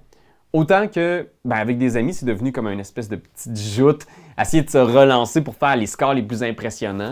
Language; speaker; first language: French; native; French